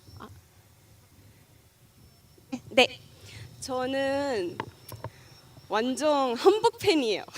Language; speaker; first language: Korean; non-native, learner; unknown